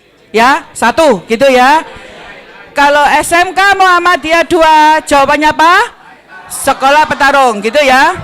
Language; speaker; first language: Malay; non-native, local second language; Javanese